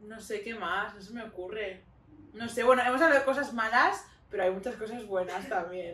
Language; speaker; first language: Spanish; native; Spanish